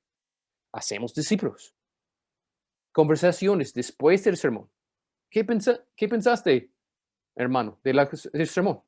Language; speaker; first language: Spanish; non-native, fluent; English